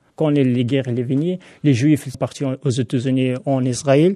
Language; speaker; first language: French; non-native, learner; Hazaragi